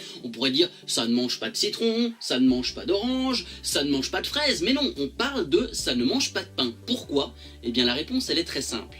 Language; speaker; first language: French; native; French